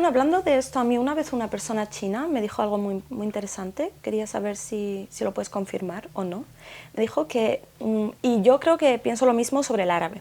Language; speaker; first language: Spanish; non-native, local second language; Arabic